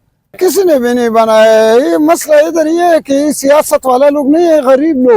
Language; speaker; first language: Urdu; non-native, local second language; Pashto